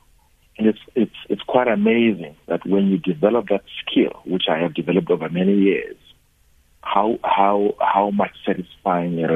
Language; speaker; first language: English; non-native, local second language; Shona